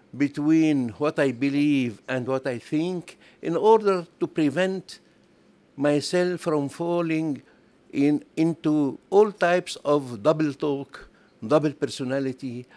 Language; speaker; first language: English; non-native, fluent; Arabic